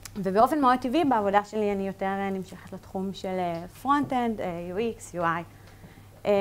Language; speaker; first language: Hebrew; native; Hebrew